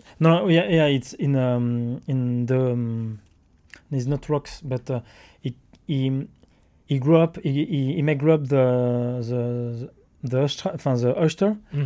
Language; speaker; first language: English; non-native, learner; French